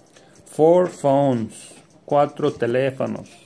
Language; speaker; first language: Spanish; non-native, learner; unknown